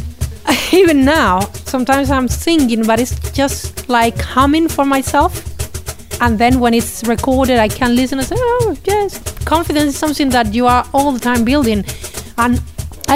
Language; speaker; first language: English; non-native, fluent; Spanish